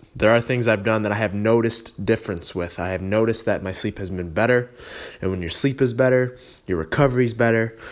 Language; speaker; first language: English; native; English